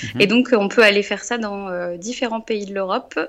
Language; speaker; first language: French; native; French